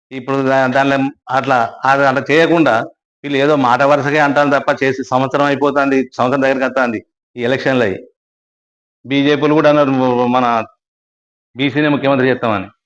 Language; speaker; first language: Telugu; native; Telugu